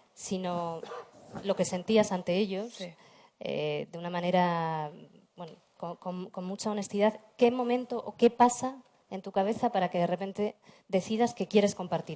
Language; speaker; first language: Spanish; native; Spanish